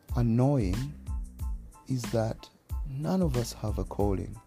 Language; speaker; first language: English; non-native, local second language; Nyanja